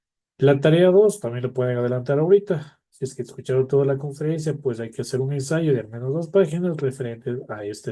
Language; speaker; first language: Spanish; native; Spanish